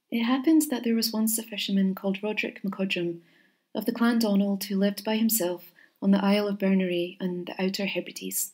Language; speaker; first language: English; native; English